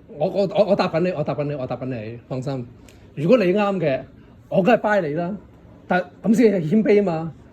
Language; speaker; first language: Cantonese; native; Cantonese